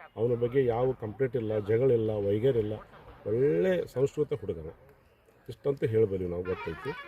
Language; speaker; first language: Kannada; non-native, local second language; Lambadi